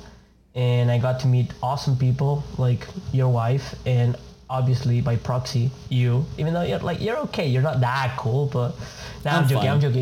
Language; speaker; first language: English; non-native, fluent; Spanish